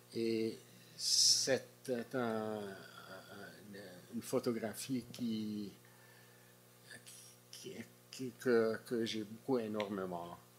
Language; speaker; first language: French; non-native, fluent; Hungarian